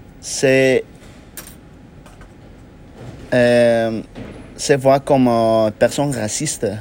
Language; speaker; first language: French; non-native, learner; Spanish